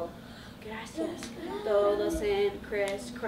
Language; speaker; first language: Spanish; early bilingual, heritage; Spanish